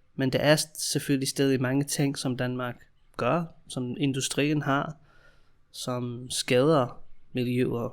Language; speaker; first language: Danish; non-native, fluent; English